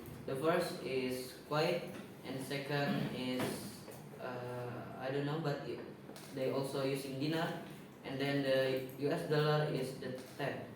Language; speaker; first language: English; non-native, learner; Indonesian